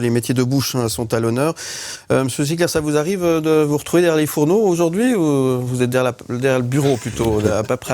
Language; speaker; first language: French; native; French